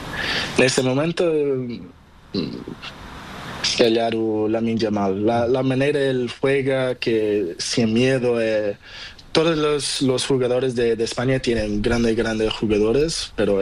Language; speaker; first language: Spanish; non-native, learner; Portuguese